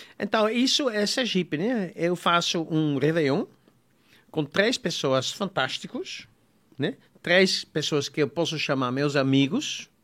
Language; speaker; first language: Portuguese; non-native, fluent; Dutch